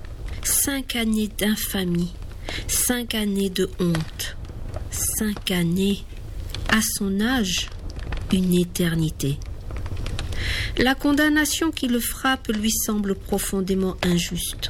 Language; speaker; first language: French; native; French